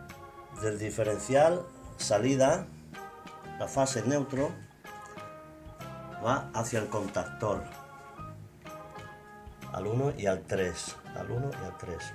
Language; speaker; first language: Spanish; native; Spanish